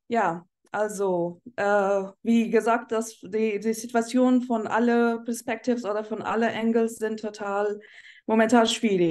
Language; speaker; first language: German; non-native, fluent; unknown